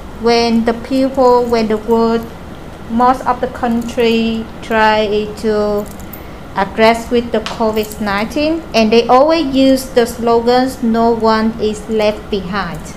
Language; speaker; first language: English; non-native, learner; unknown